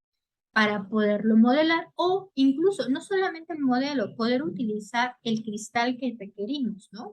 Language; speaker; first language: Spanish; native; Spanish